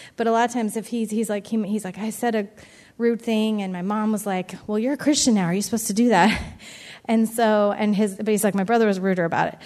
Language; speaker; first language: English; native; English